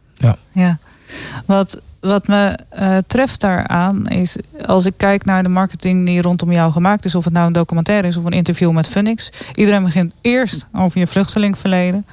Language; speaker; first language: Dutch; native; Dutch